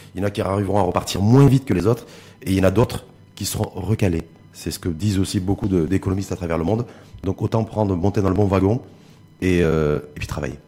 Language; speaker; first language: French; non-native, local second language; Arabic